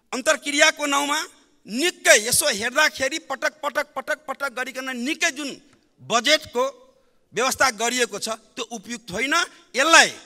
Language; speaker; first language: Nepali; non-native, local second language; Maithili